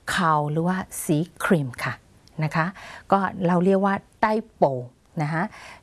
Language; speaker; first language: Thai; non-native, fluent; Burmese